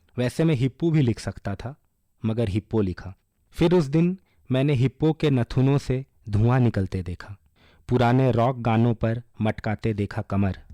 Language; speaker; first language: Hindi; non-native, local second language; Bangla